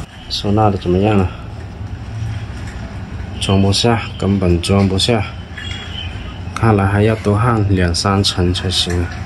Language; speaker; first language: Chinese; native; Chinese